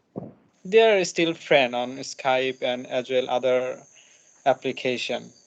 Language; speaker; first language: English; non-native, learner; Bangla